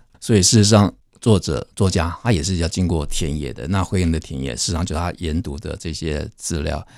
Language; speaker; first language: Chinese; native; Chinese